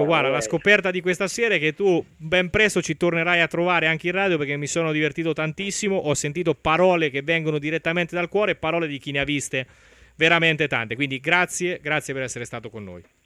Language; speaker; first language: Italian; native; Italian